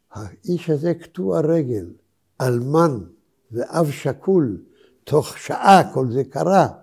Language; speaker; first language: Hebrew; early bilingual, other home language; Polish